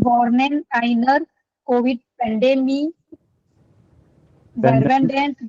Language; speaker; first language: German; non-native, learner; Gujarati